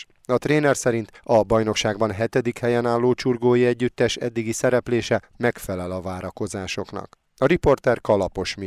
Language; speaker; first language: Hungarian; native; Hungarian